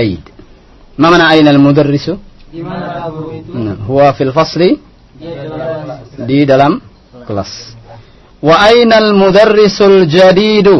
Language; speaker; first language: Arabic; non-native, fluent; Indonesian